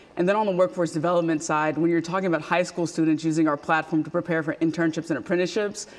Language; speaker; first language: English; native; English